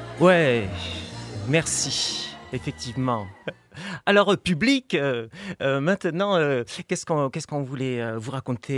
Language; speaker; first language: French; native; French